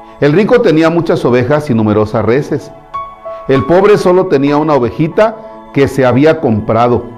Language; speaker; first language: Spanish; native; Spanish